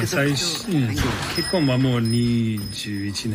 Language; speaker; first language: Japanese; non-native, learner; English